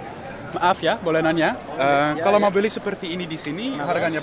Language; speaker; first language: Indonesian; non-native, learner; Dutch